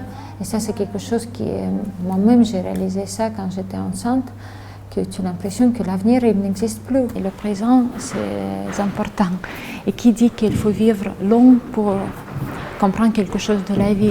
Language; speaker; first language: French; non-native, fluent; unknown